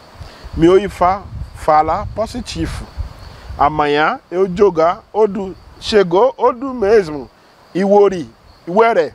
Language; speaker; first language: Portuguese; non-native, learner; Yoruba